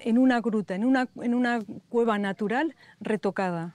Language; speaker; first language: Spanish; non-native, local second language; Catalan